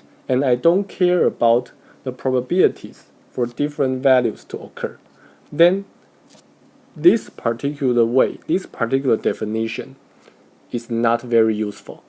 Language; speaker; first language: English; non-native, fluent; Chinese